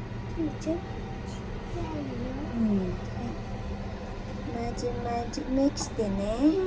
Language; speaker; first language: Japanese; non-native, fluent; Filipino